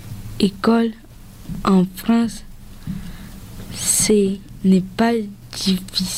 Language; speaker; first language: French; non-native, learner; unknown